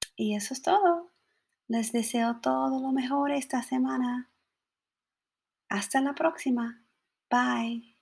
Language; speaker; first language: Spanish; non-native, fluent; English